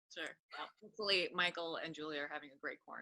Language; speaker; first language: English; native; English